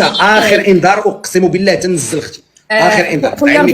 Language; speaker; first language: Arabic; native; Arabic